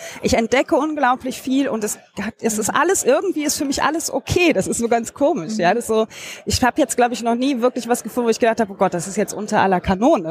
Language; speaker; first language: German; native; German